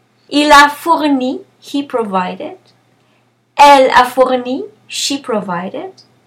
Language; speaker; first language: English; native; English